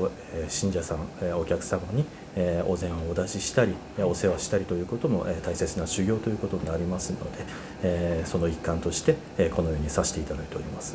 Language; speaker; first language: Japanese; native; Japanese